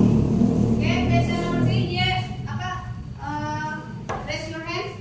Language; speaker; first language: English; non-native, learner; Indonesian